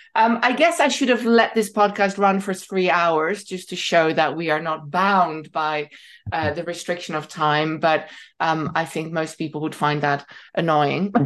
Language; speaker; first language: English; non-native, fluent; Dutch